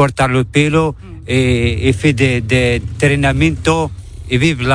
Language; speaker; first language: Spanish; non-native, learner; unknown